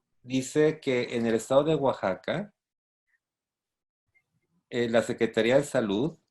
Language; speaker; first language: Spanish; native; Spanish